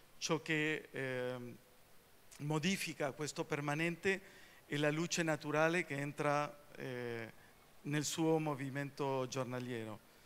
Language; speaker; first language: Italian; early bilingual, heritage; Spanish